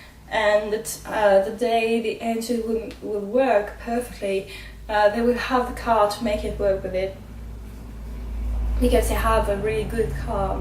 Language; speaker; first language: English; non-native, fluent; French